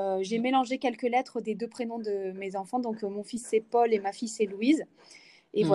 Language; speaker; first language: French; native; French